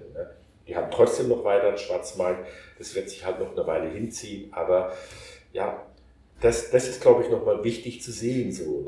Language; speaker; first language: German; native; German